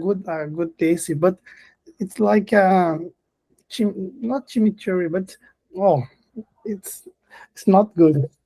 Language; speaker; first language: English; non-native, learner; Portuguese